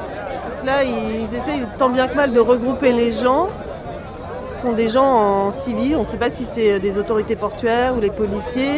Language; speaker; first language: French; native; French